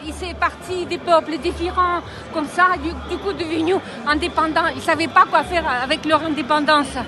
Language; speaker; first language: French; non-native, fluent; Russian